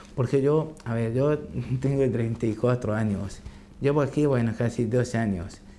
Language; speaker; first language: Spanish; non-native, learner; Arabic